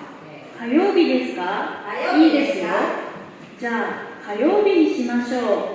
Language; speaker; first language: Japanese; non-native, learner; Indonesian